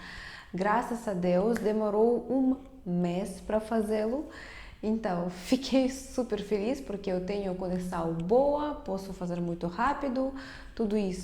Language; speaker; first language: Portuguese; non-native, fluent; Russian